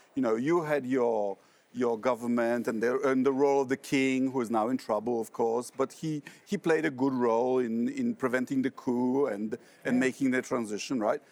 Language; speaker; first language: English; non-native, fluent; Polish